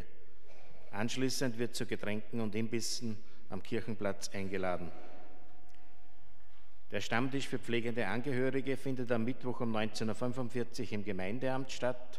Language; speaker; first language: German; native; German